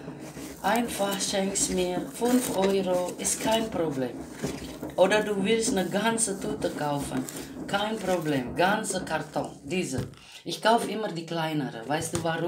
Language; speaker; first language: German; non-native, learner; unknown